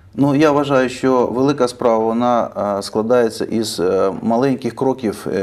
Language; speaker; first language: Ukrainian; native; Ukrainian